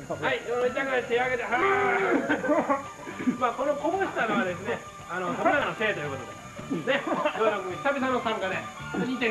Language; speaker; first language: Japanese; native; Japanese